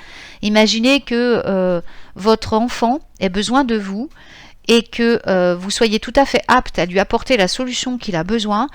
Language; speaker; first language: French; native; French